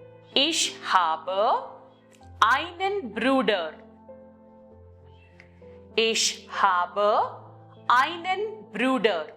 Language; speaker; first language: German; non-native, fluent; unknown